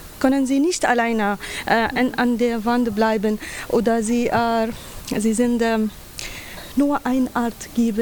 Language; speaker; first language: German; non-native, learner; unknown